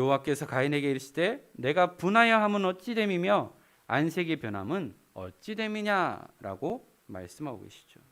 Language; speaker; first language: Korean; native; Korean